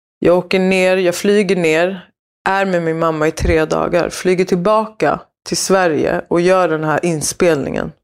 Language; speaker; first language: Swedish; early bilingual, other home language; Spanish